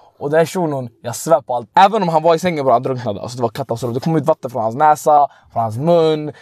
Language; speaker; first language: Swedish; early bilingual, other home language; Arabic